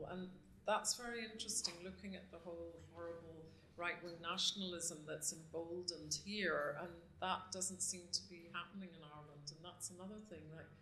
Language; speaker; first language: English; native; English